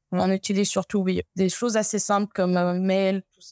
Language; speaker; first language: French; non-native, fluent; Amharic